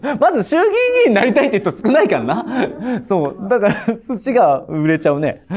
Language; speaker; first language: Japanese; native; Japanese